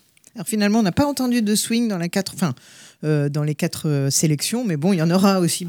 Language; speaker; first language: French; native; French